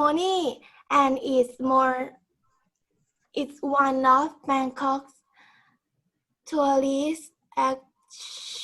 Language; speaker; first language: English; non-native, learner; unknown